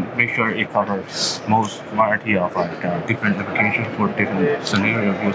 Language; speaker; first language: English; non-native, fluent; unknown